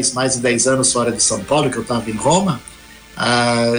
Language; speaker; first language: Portuguese; native; Portuguese